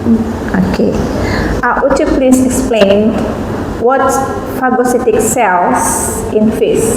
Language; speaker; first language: English; non-native, fluent; Indonesian